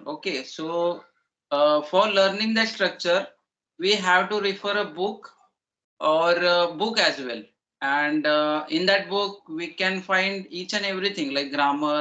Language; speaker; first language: English; non-native, learner; Marathi